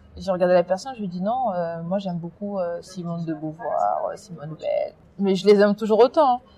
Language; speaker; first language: French; early bilingual, other home language; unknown